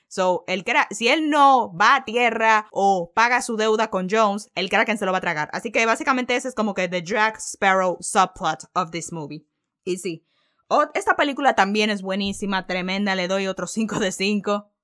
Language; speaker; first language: Spanish; early bilingual, heritage; Spanish